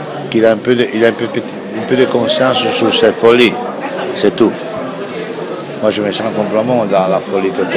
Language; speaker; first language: French; non-native, fluent; Italian